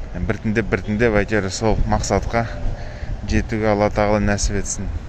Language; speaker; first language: Kazakh; non-native, local second language; Russian